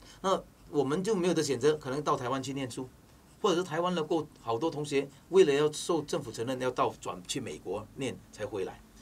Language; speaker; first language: Chinese; native; Chinese